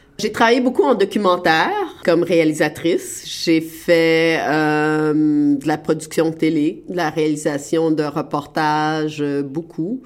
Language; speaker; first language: French; native; French